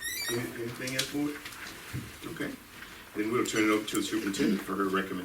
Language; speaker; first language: English; native; English